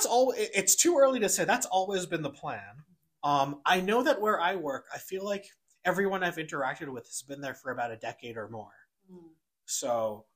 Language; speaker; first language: English; native; English